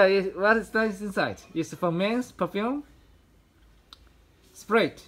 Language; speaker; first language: English; non-native, learner; Chinese